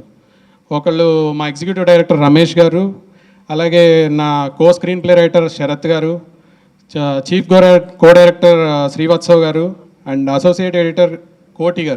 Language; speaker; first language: Telugu; native; Telugu